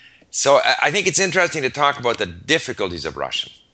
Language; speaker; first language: English; native; English